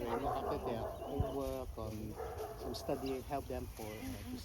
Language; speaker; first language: English; non-native, fluent; Cantonese